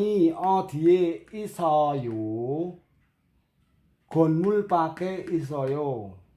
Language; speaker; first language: Korean; non-native, fluent; Indonesian